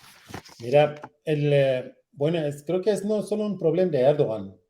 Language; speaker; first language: Spanish; non-native, learner; Kurdish